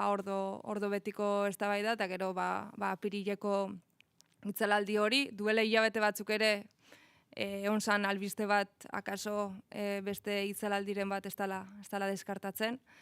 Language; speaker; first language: Basque; native; Basque